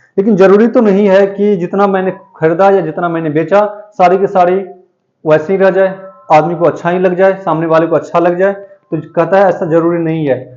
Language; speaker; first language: Hindi; native; Hindi